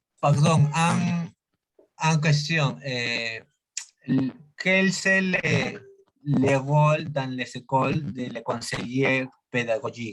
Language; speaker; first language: French; non-native, learner; Spanish